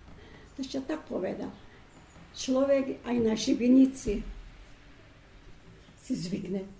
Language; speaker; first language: Slovak; non-native, learner; Ukrainian